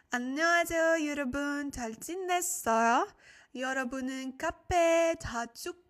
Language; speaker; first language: Korean; non-native, learner; French